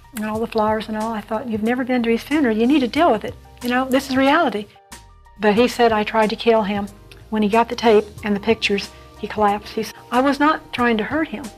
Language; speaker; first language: English; native; English